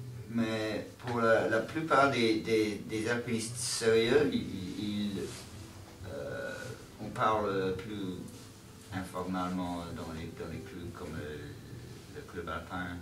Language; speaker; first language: French; non-native, learner; English